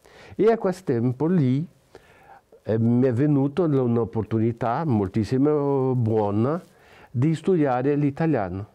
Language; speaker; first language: Italian; non-native, fluent; Portuguese